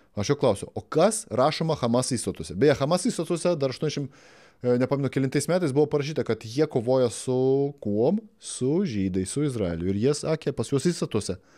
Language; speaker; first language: Lithuanian; native; Lithuanian